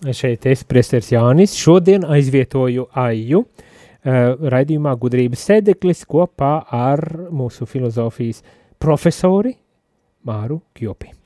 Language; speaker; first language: Latvian; native; Latvian